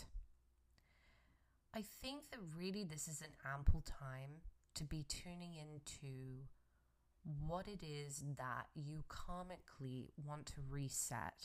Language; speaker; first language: English; native; English